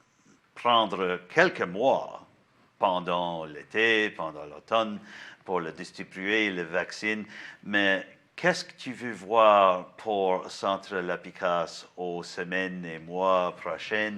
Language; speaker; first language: French; non-native, learner; English